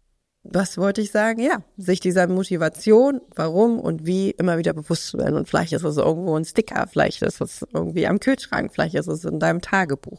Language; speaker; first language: German; native; German